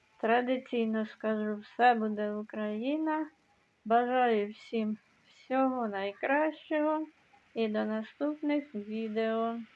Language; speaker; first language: Ukrainian; native; Ukrainian